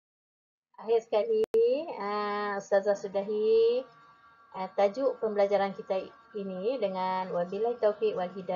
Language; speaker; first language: Malay; native; Malay